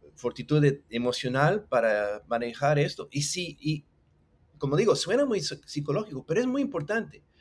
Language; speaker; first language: Spanish; non-native, local second language; English